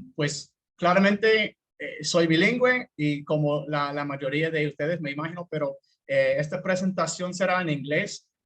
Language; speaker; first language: Spanish; non-native, fluent; English